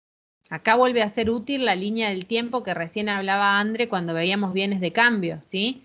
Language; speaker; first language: Spanish; native; Spanish